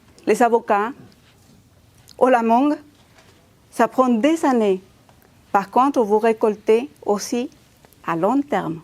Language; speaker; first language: French; non-native, fluent; Spanish